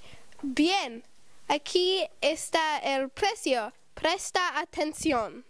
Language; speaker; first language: Spanish; non-native, learner; English